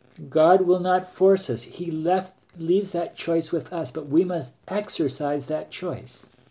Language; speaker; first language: English; native; English